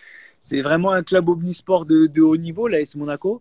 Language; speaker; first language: French; native; French